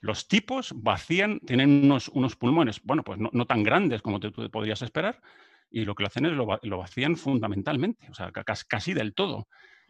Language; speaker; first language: Spanish; native; Spanish